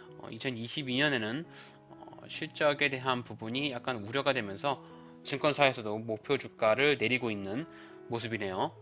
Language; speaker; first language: Korean; native; Korean